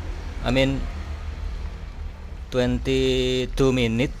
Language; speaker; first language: English; non-native, learner; Indonesian